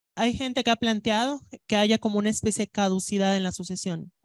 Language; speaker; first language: Spanish; native; Spanish